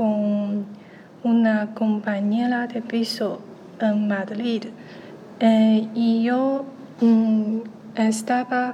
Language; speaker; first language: Spanish; non-native, learner; Chinese